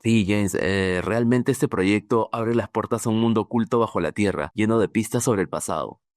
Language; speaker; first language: Spanish; native; Spanish